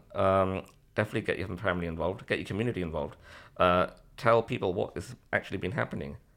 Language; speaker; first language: English; native; English